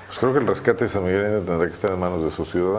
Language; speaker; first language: Spanish; native; Spanish